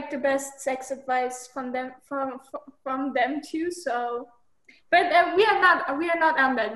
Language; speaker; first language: English; non-native, fluent; German